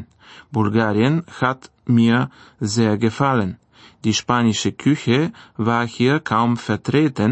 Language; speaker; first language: German; non-native, fluent; Bulgarian